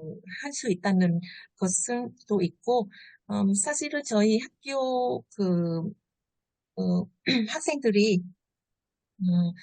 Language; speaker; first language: Korean; non-native, fluent; Vietnamese